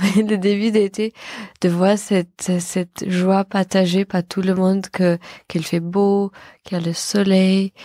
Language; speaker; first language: French; non-native, fluent; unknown